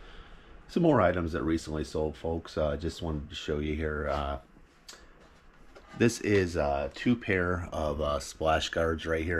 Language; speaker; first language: English; native; English